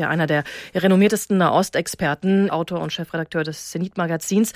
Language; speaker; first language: German; native; German